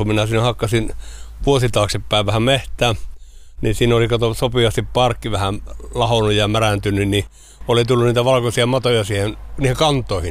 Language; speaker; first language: Finnish; native; Finnish